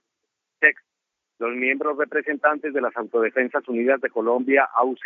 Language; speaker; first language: Spanish; native; Spanish